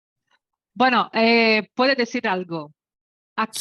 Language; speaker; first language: Spanish; non-native, learner; Portuguese